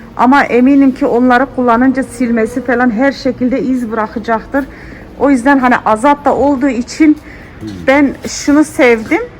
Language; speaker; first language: Turkish; early bilingual, heritage; Turkish